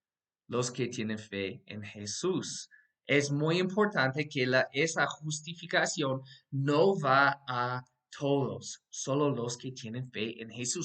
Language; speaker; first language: Spanish; non-native, fluent; English